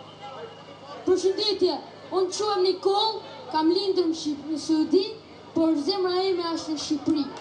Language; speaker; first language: Albanian; early bilingual, heritage; Albanian